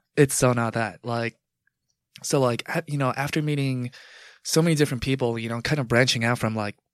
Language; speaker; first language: English; native; English